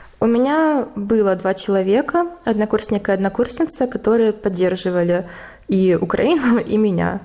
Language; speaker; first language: Russian; native; Russian